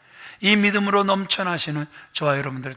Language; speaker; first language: Korean; native; Korean